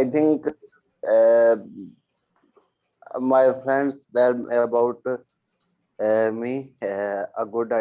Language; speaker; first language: English; non-native, learner; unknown